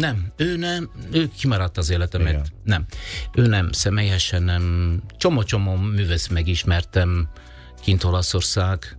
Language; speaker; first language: Hungarian; non-native, fluent; Italian